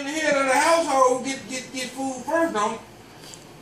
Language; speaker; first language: English; native; English